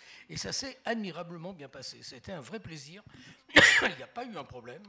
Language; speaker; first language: French; native; French